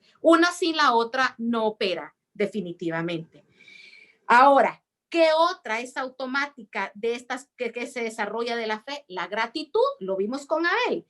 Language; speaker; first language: Spanish; native; Spanish